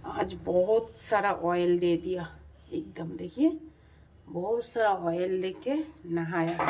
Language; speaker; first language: Hindi; non-native, local second language; Bangla